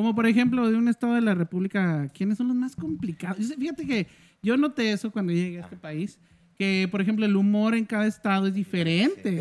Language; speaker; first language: Spanish; native; Spanish